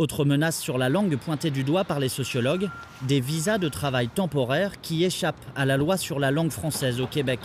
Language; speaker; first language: French; native; French